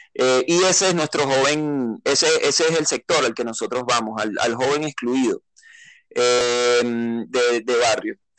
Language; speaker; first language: Spanish; native; Spanish